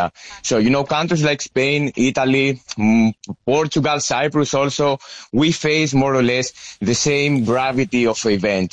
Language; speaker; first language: English; non-native, fluent; Greek